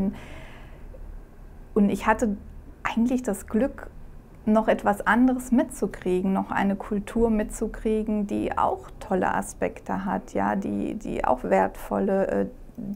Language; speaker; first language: German; early bilingual, other home language; Croatian